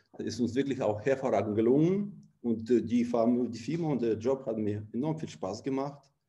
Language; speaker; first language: German; non-native, fluent; Russian